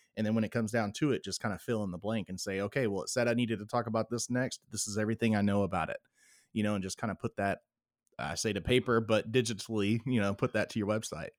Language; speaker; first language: English; native; English